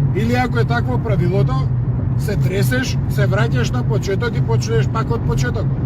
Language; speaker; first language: Macedonian; non-native, local second language; Serbian